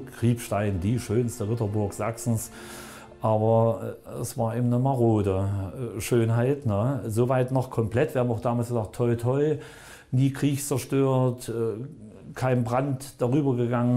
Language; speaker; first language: German; native; German